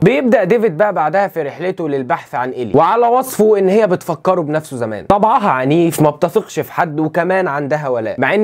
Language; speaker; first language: Arabic; native; Arabic